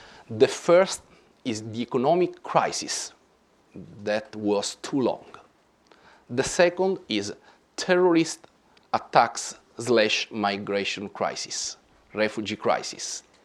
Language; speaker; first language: English; non-native, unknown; Italian